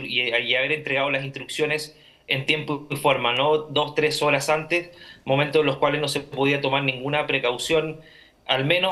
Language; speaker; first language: Spanish; native; Spanish